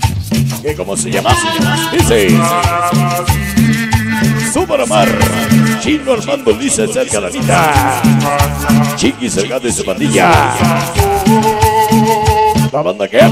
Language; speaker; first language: Spanish; native; Spanish